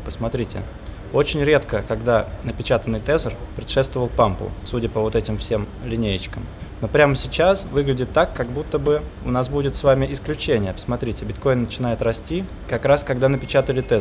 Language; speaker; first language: Russian; native; Russian